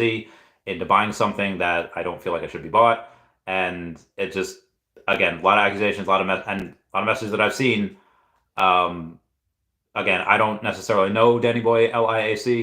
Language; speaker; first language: English; native; English